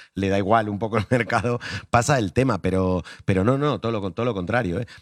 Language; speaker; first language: Spanish; native; Spanish